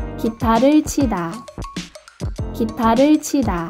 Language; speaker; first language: Korean; native; Korean